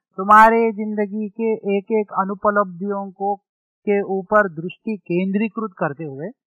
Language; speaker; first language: Hindi; non-native, local second language; Telugu